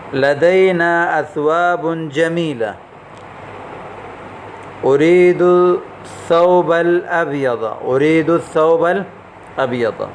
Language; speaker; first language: Arabic; non-native, fluent; Urdu